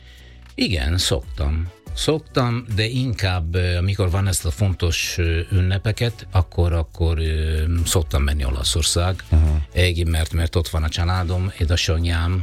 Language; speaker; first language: Hungarian; non-native, fluent; Italian